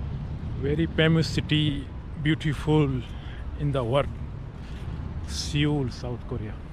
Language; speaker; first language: English; non-native, learner; Urdu